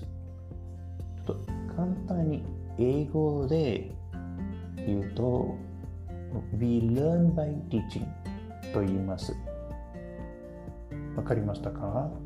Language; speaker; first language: Japanese; non-native, learner; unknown